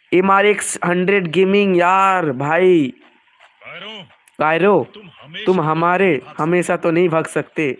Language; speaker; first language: Hindi; non-native, local second language; Bangla